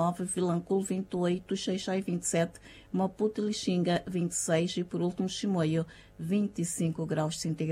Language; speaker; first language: Portuguese; native; Portuguese